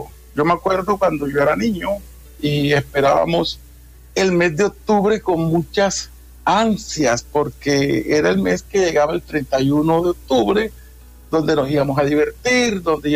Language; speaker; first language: Spanish; native; Spanish